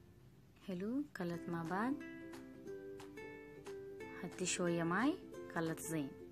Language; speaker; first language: Arabic; non-native, learner; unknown